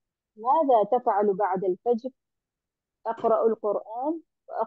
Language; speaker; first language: Arabic; non-native, learner; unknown